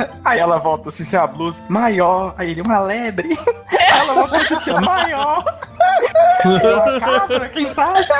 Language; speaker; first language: Portuguese; native; Portuguese